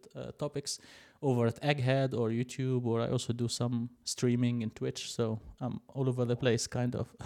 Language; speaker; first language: English; non-native, fluent; Arabic